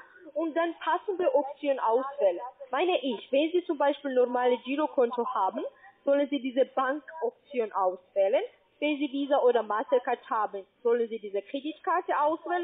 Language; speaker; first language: German; non-native, learner; Spanish